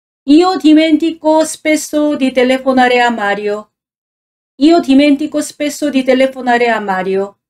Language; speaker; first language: Italian; non-native, fluent; Korean